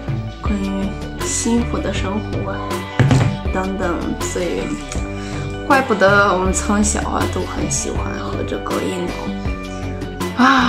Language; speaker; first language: Chinese; non-native, fluent; Russian